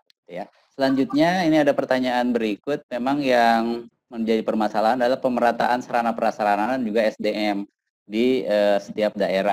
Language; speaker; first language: Indonesian; native; Indonesian